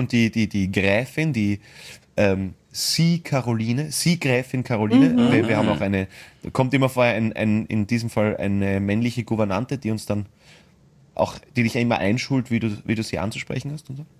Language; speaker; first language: German; native; German